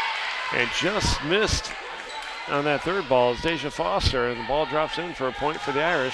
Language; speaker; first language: English; native; English